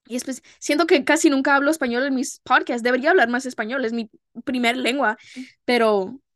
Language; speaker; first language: Spanish; early bilingual, heritage; Spanish